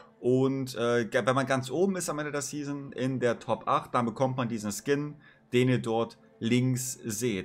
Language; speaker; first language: German; native; German